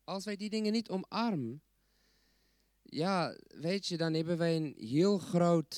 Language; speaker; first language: Dutch; non-native, fluent; English